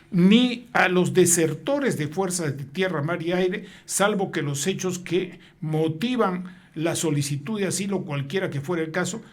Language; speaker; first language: Spanish; native; Spanish